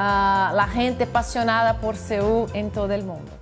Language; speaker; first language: Spanish; non-native, fluent; Portuguese